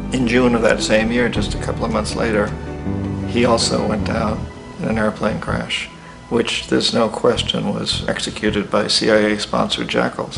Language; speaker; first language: English; native; English